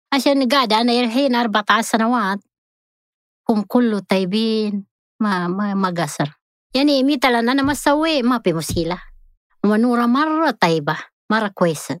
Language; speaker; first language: Arabic; non-native, learner; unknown